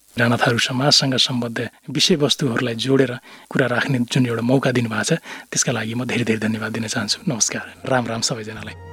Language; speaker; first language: Nepali; non-native, local second language; Rana Tharu